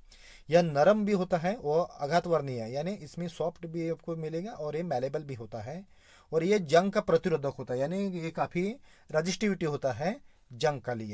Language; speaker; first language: Hindi; non-native, local second language; Marathi